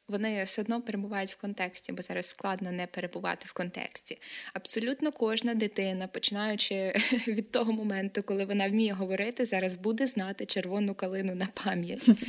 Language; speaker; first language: Ukrainian; native; Ukrainian